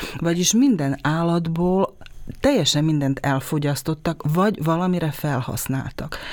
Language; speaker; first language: Hungarian; native; Hungarian